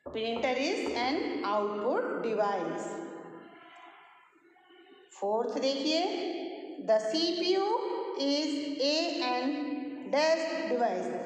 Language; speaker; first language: Hindi; native; Hindi